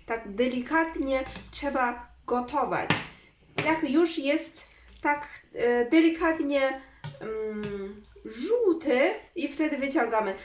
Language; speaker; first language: Polish; non-native, learner; Chinese